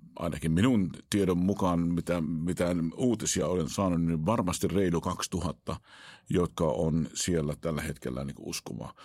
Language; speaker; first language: Finnish; non-native, fluent; Arabic